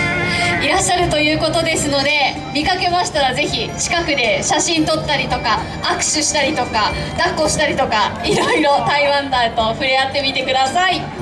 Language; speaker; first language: Japanese; native; Japanese